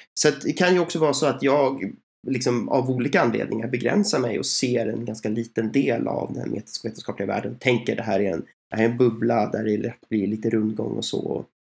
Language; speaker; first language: Swedish; native; Swedish